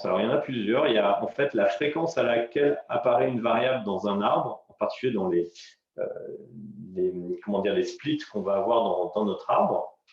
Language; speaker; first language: French; native; French